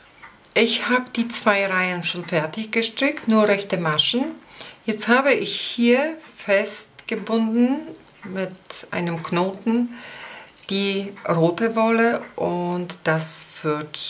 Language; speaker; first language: German; non-native, fluent; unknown